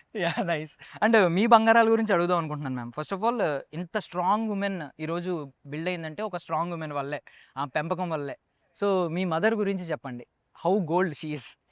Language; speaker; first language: Telugu; native; Telugu